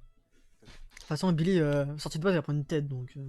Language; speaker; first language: French; native; French